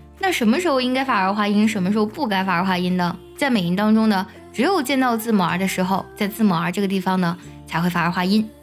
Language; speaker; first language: Chinese; native; Chinese